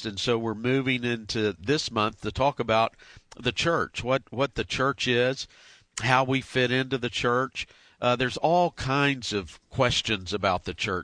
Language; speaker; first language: English; native; English